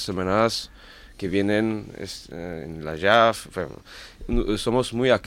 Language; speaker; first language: Spanish; non-native, learner; French